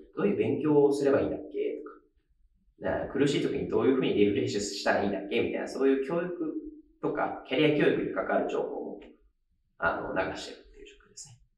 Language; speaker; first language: Japanese; native; Japanese